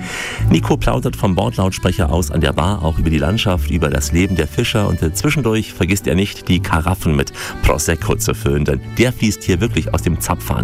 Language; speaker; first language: German; native; German